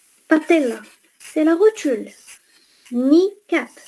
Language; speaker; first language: French; non-native, fluent; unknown